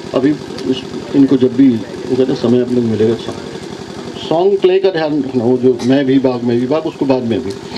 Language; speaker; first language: Hindi; native; Hindi